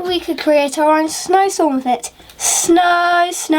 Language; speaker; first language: English; native; English